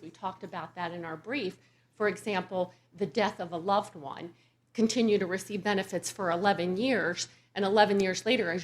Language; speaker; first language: English; native; English